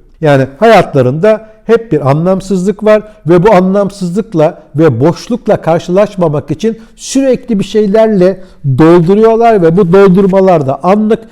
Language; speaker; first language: Turkish; early bilingual, heritage; Turkish